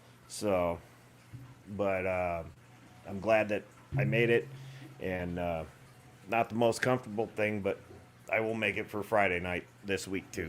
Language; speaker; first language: English; native; English